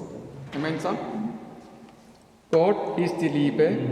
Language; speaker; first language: German; non-native, learner; Malayalam